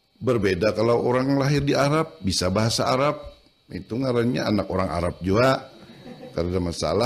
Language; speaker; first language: Indonesian; non-native, local second language; Banjar